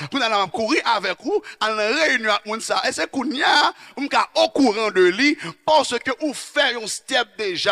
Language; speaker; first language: French; non-native, local second language; Haitian Creole